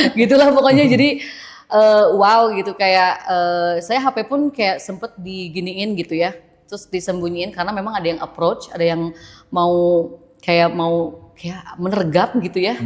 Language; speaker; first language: Indonesian; native; Indonesian